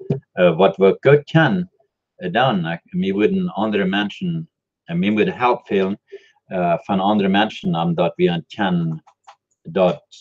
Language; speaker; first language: German; non-native, learner; Dutch